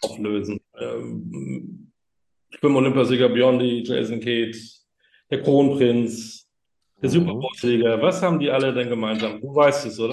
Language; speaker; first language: German; native; German